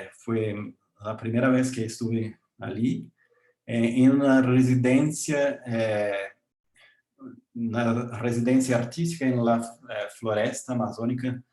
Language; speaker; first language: Spanish; non-native, learner; Portuguese